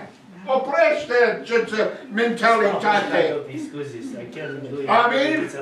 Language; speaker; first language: Romanian; non-native, learner; English